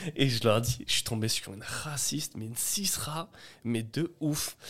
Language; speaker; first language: French; early bilingual, other home language; Portuguese